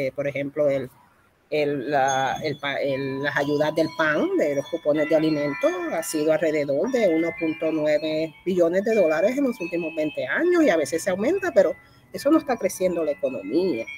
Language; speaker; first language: Spanish; native; Spanish